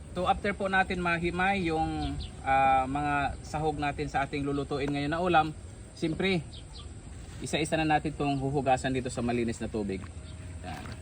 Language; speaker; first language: Filipino; non-native, local second language; Masbatenyo